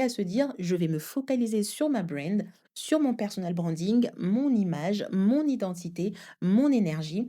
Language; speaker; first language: French; native; French